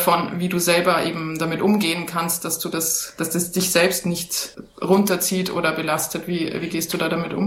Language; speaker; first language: German; native; German